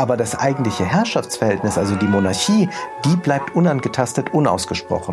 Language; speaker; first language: German; native; German